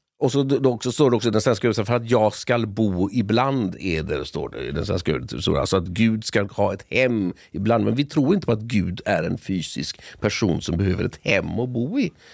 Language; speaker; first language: Swedish; native; Swedish